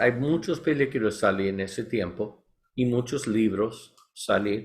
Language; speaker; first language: Spanish; non-native, learner; English